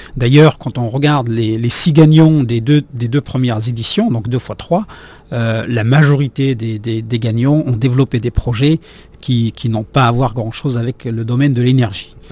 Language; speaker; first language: French; non-native, local second language; Arabic